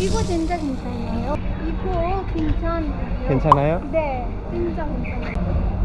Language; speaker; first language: Korean; non-native, learner; Hindi